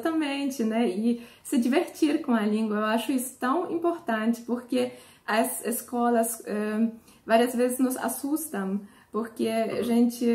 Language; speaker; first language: Portuguese; non-native, fluent; Polish